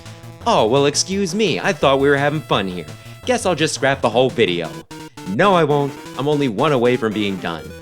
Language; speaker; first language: English; native; English